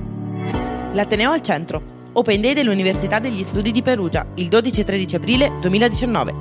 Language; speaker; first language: Italian; native; Italian